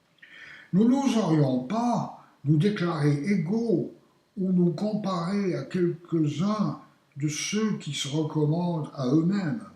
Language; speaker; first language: French; native; French